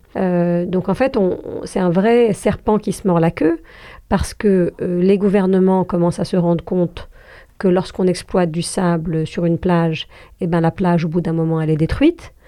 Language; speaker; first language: French; non-native, local second language; Arabic